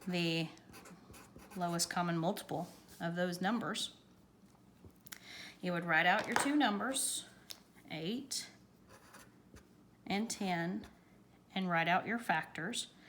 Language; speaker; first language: English; native; English